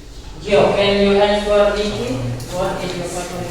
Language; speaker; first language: English; non-native, learner; Indonesian